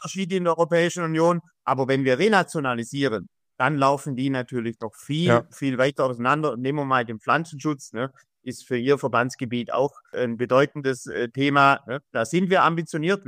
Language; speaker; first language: German; native; German